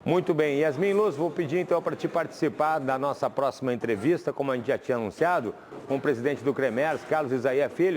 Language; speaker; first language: Portuguese; native; Portuguese